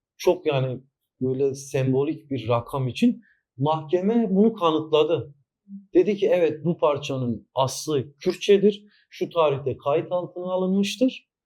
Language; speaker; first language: Turkish; non-native, local second language; Kurdish